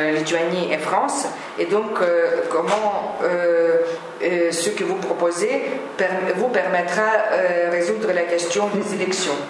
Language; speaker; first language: French; non-native, fluent; Lithuanian